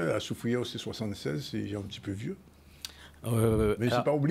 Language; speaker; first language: French; native; French